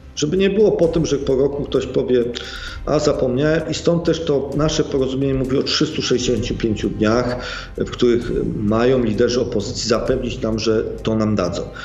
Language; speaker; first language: Polish; native; Polish